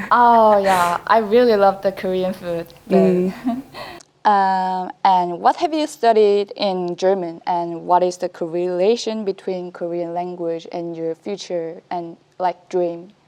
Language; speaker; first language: English; non-native, fluent; Korean